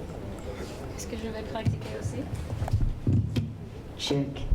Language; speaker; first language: French; non-native, local second language; English